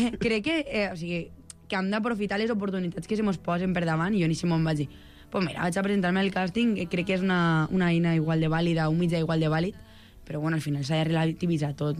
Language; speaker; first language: Catalan; native; Catalan